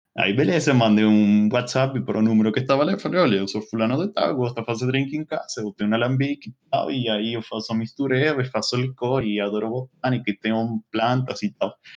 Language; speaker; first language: Portuguese; non-native, fluent; Spanish